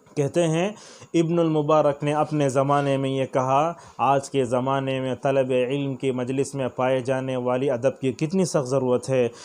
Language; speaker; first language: Urdu; native; Urdu